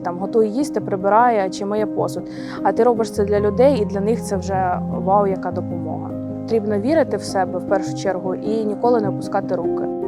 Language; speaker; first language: Ukrainian; native; Ukrainian